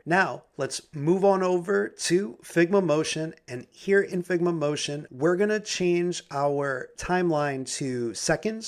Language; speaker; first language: English; native; English